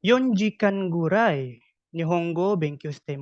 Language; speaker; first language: Japanese; non-native, learner; Indonesian